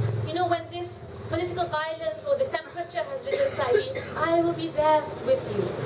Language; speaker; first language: English; non-native, local second language; Malay